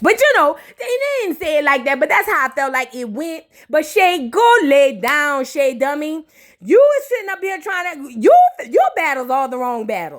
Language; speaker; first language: English; native; English